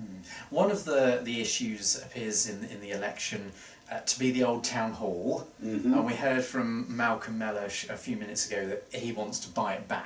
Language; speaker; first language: English; native; English